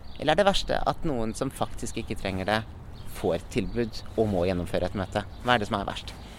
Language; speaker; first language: Norwegian; native; Norwegian